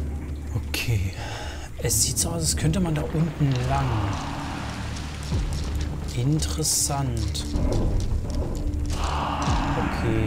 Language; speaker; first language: German; native; German